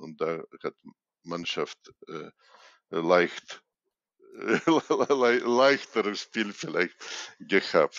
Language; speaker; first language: German; non-native, fluent; Russian